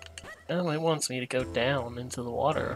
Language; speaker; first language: English; native; English